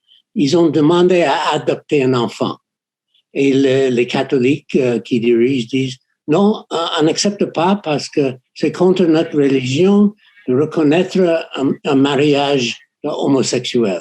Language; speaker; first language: French; non-native, fluent; English